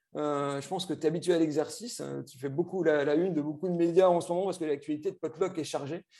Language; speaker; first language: French; native; French